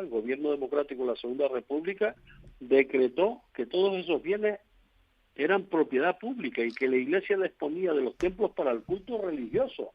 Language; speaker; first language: Spanish; native; Spanish